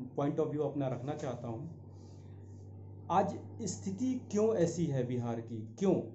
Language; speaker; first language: Hindi; native; Hindi